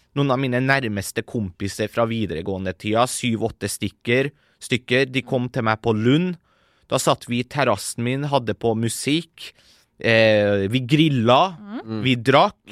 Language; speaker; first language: Norwegian; native; Norwegian